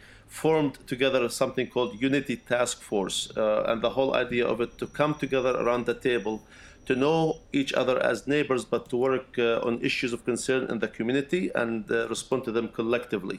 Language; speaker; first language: English; non-native, fluent; Arabic